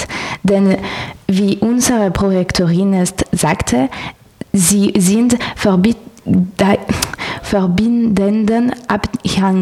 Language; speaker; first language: German; non-native, learner; French